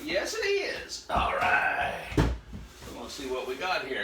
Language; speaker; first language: English; native; English